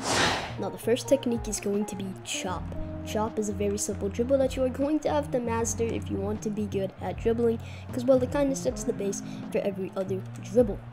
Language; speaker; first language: English; native; English